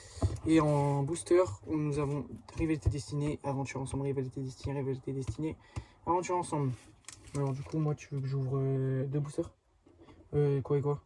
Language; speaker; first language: French; native; French